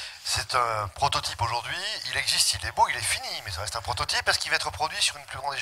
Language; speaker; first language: French; native; French